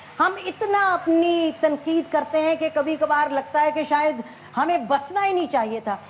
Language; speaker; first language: Urdu; native; Urdu